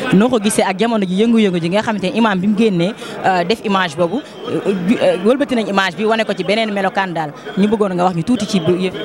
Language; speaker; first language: Wolof; native; Wolof